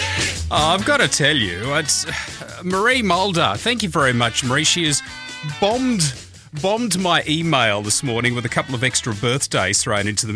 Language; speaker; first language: English; native; English